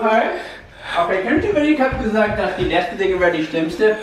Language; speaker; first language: German; non-native, fluent; English